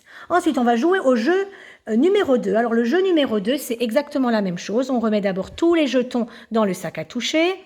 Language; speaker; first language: French; native; French